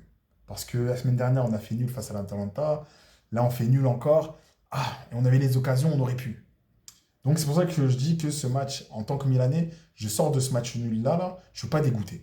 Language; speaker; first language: French; native; French